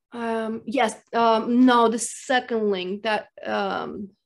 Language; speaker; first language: English; early bilingual, other home language; Russian